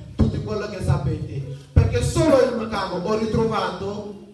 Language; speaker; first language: Italian; non-native, fluent; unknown